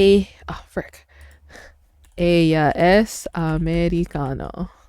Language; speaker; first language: Spanish; non-native, learner; English